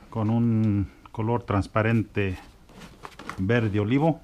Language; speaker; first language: Spanish; early bilingual, heritage; Spanish